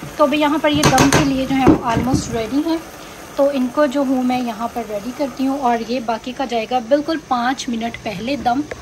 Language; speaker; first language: Urdu; native; Urdu